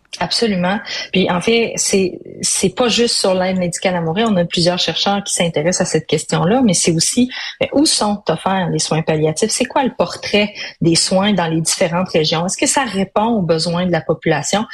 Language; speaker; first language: French; native; French